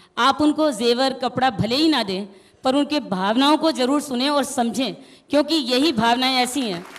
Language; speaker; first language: Hindi; native; Hindi